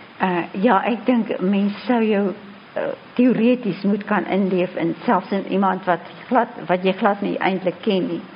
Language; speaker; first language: Afrikaans; native; Afrikaans